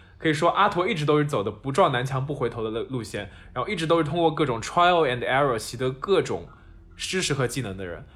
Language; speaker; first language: Chinese; native; Chinese